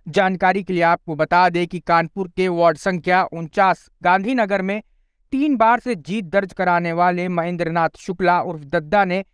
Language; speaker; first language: Hindi; native; Hindi